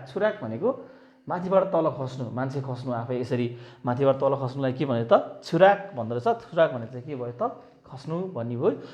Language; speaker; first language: Nepali; native; Nepali